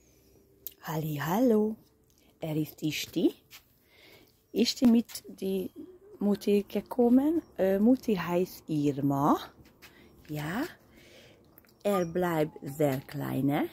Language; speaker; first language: German; non-native, learner; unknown